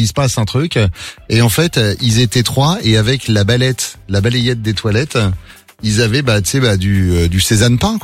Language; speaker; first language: French; native; French